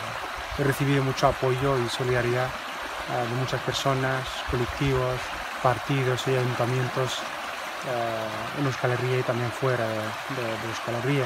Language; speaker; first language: Spanish; non-native, fluent; Arabic